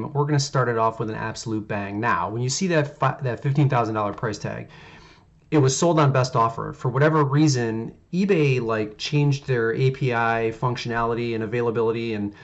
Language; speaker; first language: English; native; English